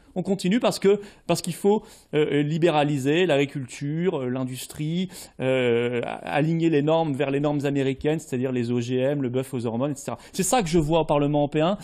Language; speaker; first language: French; native; French